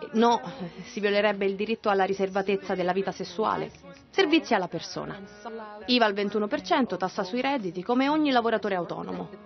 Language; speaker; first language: Italian; non-native, fluent; Russian